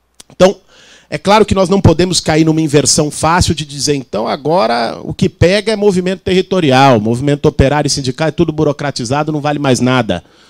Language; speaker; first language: Portuguese; native; Portuguese